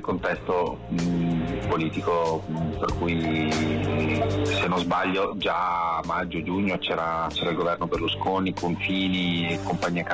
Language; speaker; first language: Italian; native; Italian